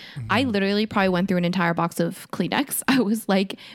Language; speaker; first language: English; early bilingual, other home language; Korean